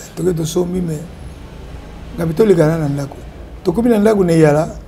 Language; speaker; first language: Lingala; non-native, local second language; Kongo